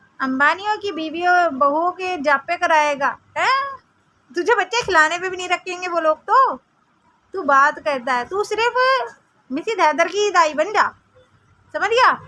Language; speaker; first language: Hindi; native; Hindi